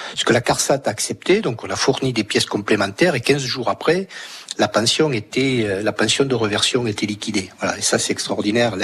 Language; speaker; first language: French; native; French